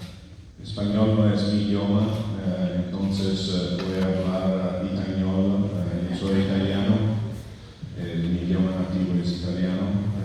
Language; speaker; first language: Spanish; non-native, fluent; Italian